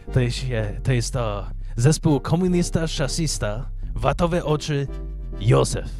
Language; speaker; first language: Polish; early bilingual, heritage; English